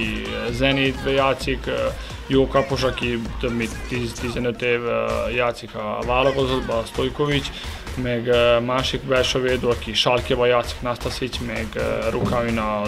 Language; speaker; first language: Hungarian; non-native, learner; Serbian